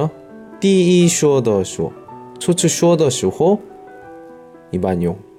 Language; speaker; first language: Chinese; non-native, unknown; Korean